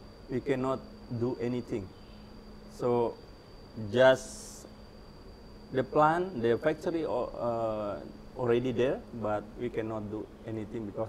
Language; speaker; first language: English; non-native, learner; Indonesian